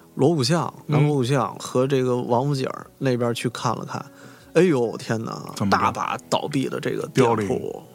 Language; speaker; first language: Chinese; native; Chinese